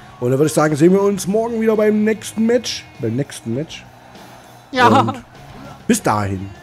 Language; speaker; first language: German; native; German